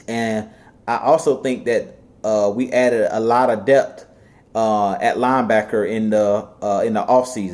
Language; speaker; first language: English; native; English